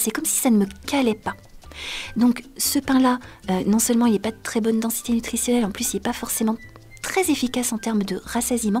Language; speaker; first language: French; native; French